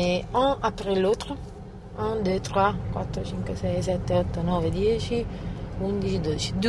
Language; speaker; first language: French; non-native, fluent; Italian